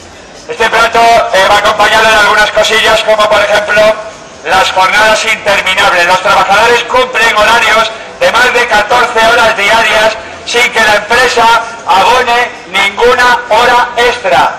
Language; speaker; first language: Spanish; native; Spanish